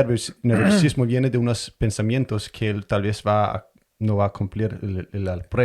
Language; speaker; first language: Spanish; non-native, fluent; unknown